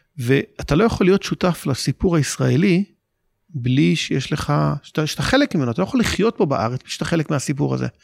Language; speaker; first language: Hebrew; native; Hebrew